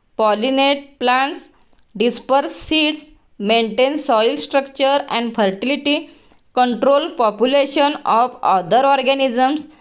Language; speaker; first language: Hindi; non-native, local second language; Marathi